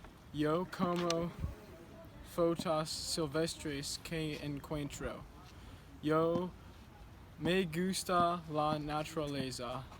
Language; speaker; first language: Spanish; non-native, learner; English